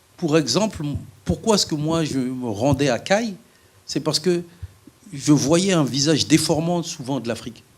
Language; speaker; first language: French; native; French